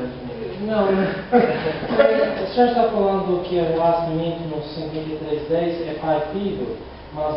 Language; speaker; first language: Portuguese; non-native, learner; English